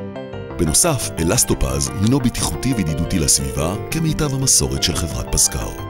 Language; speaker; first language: Hebrew; native; Hebrew